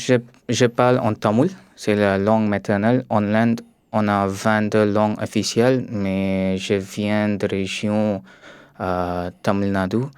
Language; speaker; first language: French; non-native, learner; Tamil